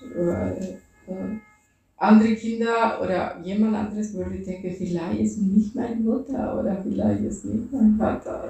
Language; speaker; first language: German; non-native, fluent; Spanish